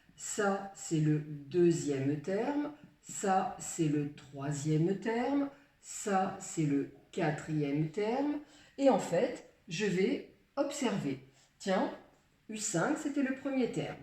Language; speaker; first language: French; native; French